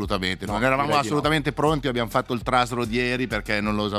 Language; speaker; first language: Italian; native; Italian